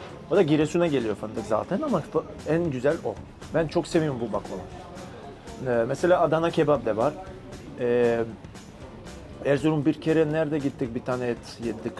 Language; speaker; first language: Turkish; non-native, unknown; Bosnian